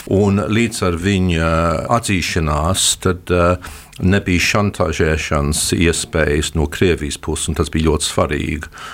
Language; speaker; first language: Latvian; early bilingual, heritage; Latvian